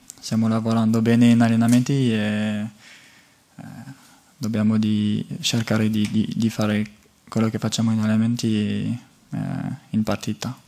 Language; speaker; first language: Italian; non-native, fluent; French